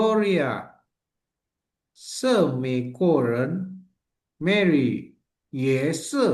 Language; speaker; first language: Chinese; non-native, learner; Indonesian